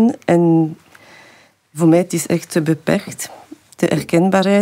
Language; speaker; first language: Dutch; non-native, fluent; French